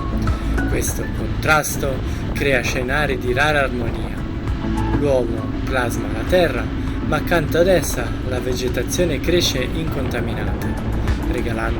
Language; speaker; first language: Italian; native; Italian